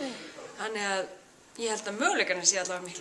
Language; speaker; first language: Icelandic; native; Icelandic